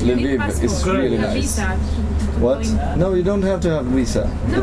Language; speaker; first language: English; non-native, fluent; Swedish